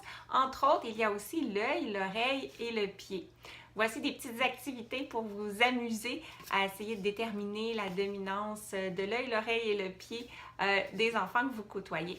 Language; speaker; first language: French; native; French